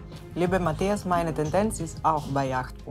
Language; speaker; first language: German; non-native, fluent; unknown